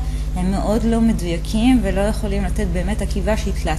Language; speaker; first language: Hebrew; native; Hebrew